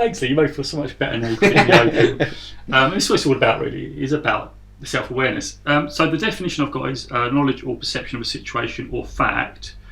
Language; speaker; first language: English; native; English